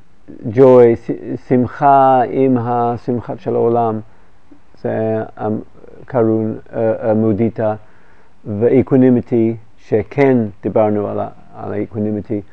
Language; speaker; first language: Hebrew; non-native, fluent; English